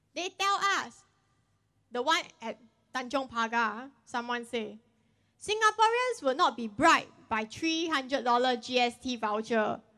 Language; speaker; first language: English; non-native, local second language; Chinese